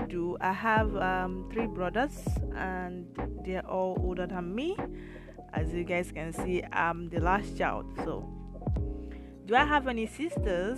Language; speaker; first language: English; non-native, local second language; Igbo